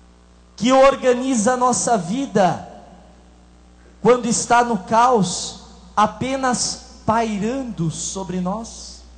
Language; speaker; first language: Portuguese; native; Portuguese